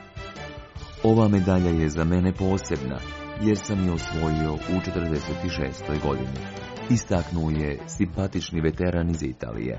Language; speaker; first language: Croatian; native; Croatian